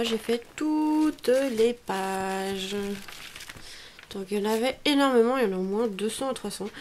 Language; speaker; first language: French; native; French